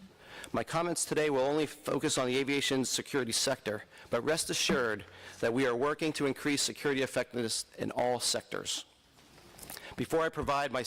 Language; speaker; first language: English; native; English